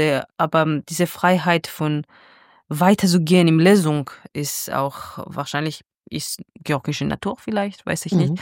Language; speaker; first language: German; non-native, fluent; Georgian